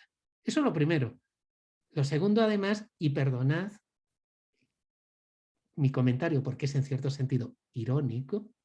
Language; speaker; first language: Spanish; native; Spanish